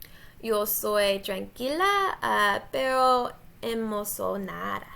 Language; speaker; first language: Spanish; non-native, learner; English